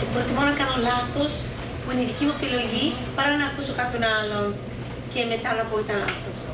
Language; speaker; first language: Greek; early bilingual, heritage; Greek